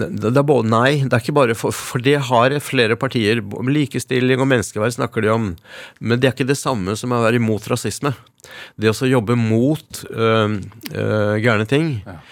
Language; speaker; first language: Norwegian; early bilingual, other home language; Yiddish